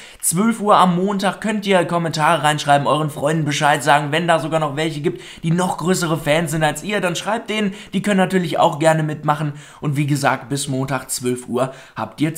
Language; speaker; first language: German; native; German